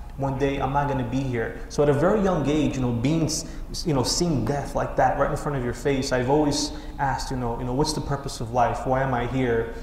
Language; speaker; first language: English; non-native, fluent; Portuguese